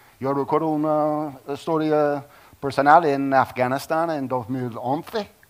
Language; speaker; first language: Spanish; non-native, learner; English